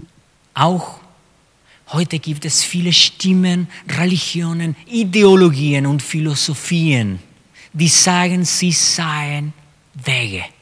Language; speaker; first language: German; non-native, fluent; Spanish